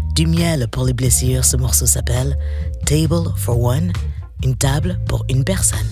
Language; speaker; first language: French; non-native, fluent; English